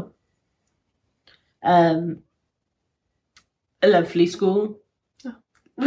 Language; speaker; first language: English; native; English